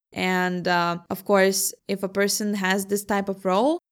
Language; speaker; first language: English; non-native, fluent; Lithuanian